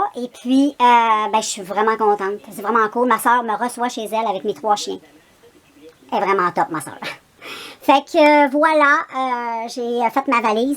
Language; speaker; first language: French; native; French